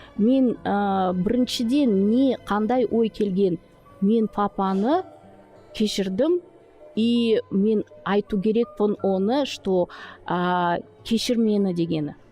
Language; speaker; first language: Kazakh; non-native, local second language; Russian